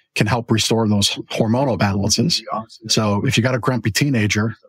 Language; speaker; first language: English; native; English